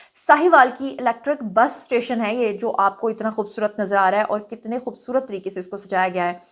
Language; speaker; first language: Urdu; non-native, local second language; Punjabi